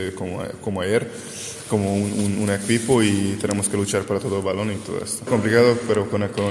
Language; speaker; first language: Spanish; non-native, learner; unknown